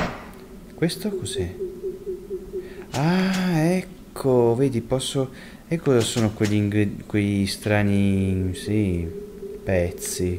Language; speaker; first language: Italian; native; Italian